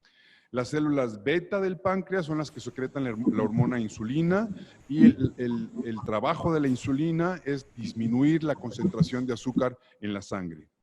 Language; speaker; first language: Spanish; native; Spanish